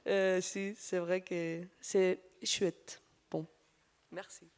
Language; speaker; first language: French; non-native, fluent; Spanish